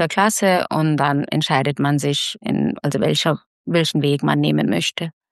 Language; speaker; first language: German; non-native, fluent; Hindi